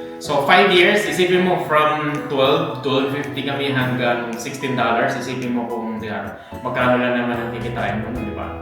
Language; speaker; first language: Filipino; native; Filipino